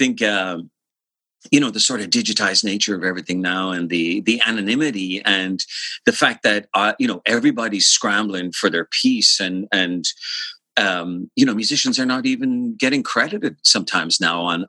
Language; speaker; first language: English; native; English